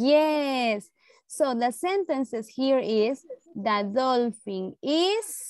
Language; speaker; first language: English; non-native, learner; Spanish